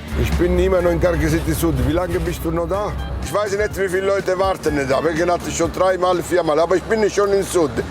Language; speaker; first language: German; non-native, learner; Italian